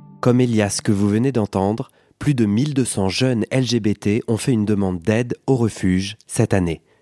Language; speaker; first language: French; native; French